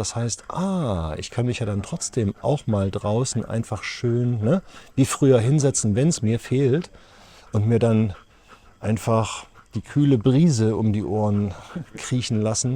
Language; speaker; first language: German; native; German